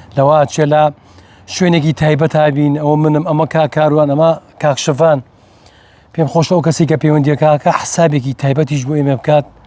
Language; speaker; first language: Central Kurdish; native; Central Kurdish